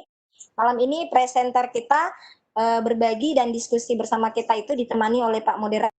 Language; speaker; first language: Indonesian; native; Indonesian